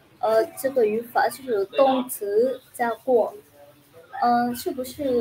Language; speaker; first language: Chinese; non-native, learner; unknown